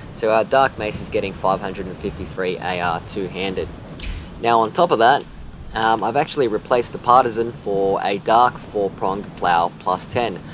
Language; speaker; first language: English; native; English